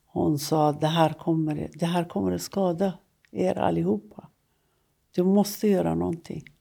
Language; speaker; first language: Swedish; non-native, fluent; Persian